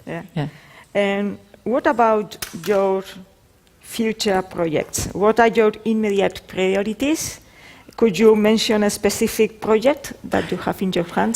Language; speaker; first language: English; non-native, learner; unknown